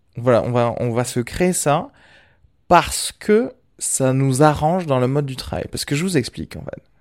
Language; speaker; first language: French; early bilingual, other home language; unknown